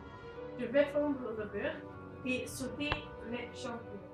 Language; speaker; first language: French; non-native, learner; Dutch